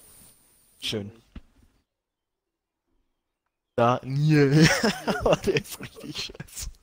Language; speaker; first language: German; native; German